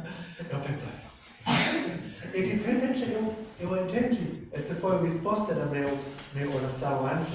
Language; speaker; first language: Portuguese; non-native, learner; German